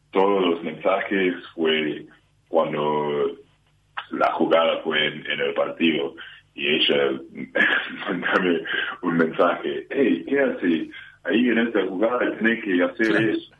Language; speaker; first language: Spanish; non-native, learner; English